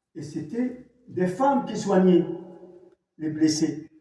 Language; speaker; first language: French; non-native, local second language; Arabic